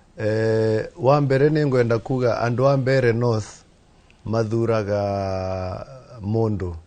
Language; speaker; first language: Kikuyu; non-native, local second language; Embu